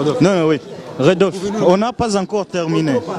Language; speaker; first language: French; non-native, local second language; Arabic